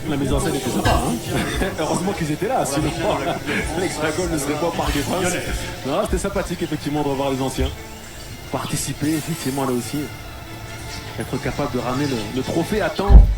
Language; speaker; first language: French; native; French